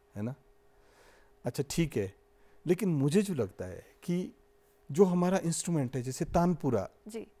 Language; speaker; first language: Hindi; native; Hindi